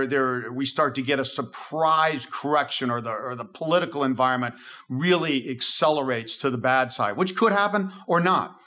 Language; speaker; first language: English; native; English